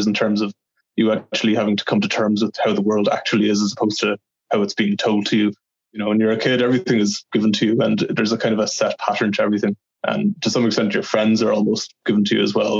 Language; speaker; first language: English; native; English